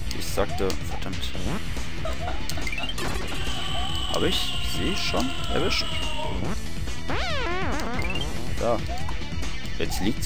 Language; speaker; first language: German; native; German